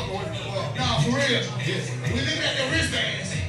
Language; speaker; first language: English; native; English